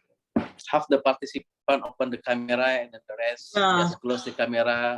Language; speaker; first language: English; non-native, learner; Indonesian